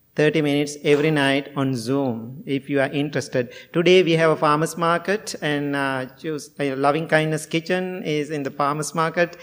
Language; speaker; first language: English; non-native, fluent; Sinhala